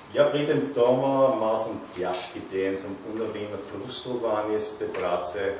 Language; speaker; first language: Slovak; non-native, learner; German